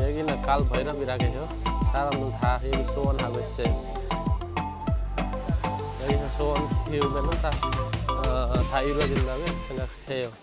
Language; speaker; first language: Korean; non-native, fluent; Nepali